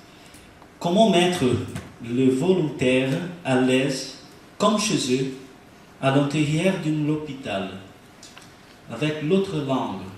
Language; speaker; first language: French; non-native, learner; Portuguese